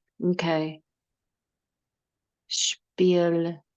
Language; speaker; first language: German; non-native, learner; English